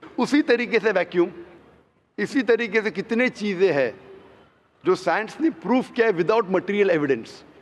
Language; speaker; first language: Hindi; non-native, local second language; Konkani